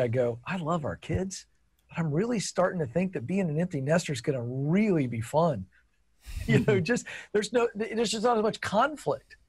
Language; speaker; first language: English; native; English